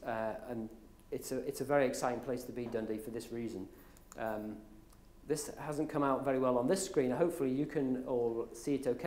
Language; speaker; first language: English; native; English